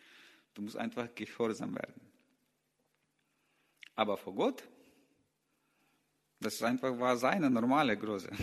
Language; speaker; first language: German; non-native, learner; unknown